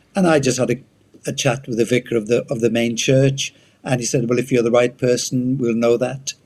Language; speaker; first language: English; native; English